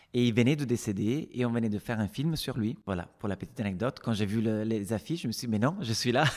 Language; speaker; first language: French; non-native, fluent; Italian